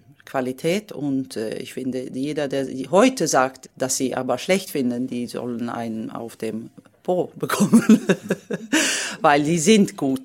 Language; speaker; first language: German; non-native, fluent; Swedish